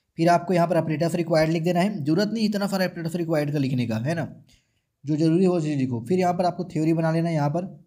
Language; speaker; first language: Hindi; native; Hindi